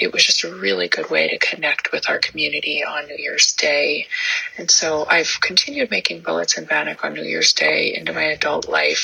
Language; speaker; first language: English; native; English